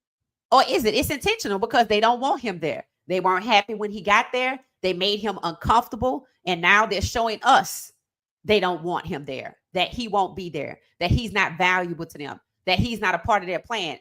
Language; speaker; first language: English; native; English